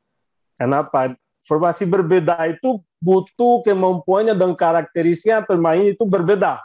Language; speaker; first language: Indonesian; non-native, fluent; Portuguese